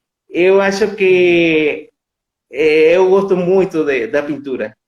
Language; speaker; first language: Portuguese; non-native, fluent; Spanish